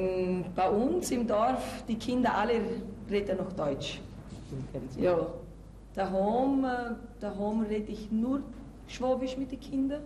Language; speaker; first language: German; early bilingual, heritage; German